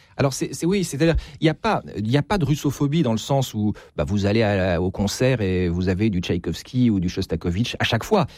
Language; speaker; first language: French; native; French